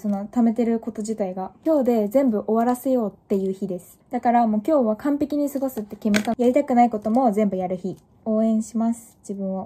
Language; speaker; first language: Japanese; native; Japanese